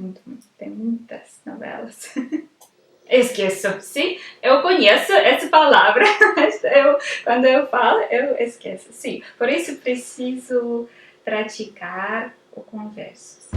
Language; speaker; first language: Portuguese; non-native, learner; Russian